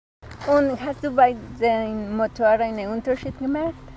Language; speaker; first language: German; non-native, fluent; Spanish